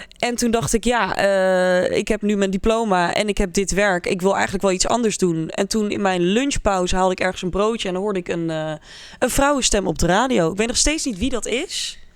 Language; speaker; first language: Dutch; native; Dutch